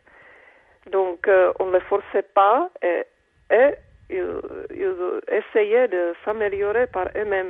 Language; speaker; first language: French; non-native, fluent; Czech